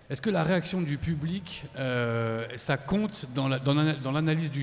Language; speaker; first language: French; native; French